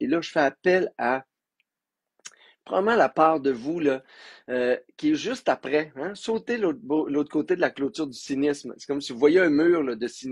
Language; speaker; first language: French; native; French